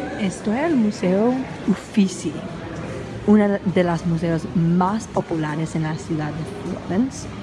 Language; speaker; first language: Spanish; non-native, learner; English